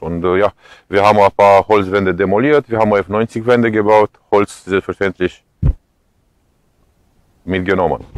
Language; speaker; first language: German; non-native, fluent; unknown